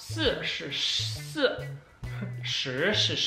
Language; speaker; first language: Chinese; non-native, learner; Danish